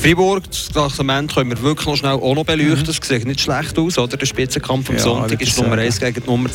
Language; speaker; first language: German; native; German